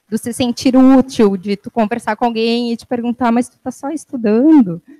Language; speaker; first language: Portuguese; native; Portuguese